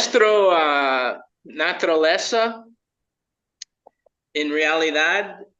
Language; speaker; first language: Spanish; non-native, learner; English